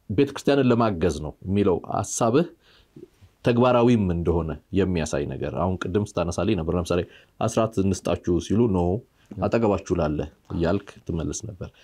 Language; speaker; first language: Amharic; native; Amharic